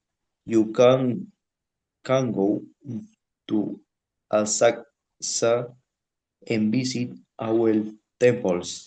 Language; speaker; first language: English; non-native, learner; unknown